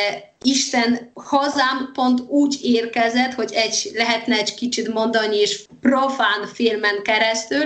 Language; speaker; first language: Hungarian; non-native, fluent; Polish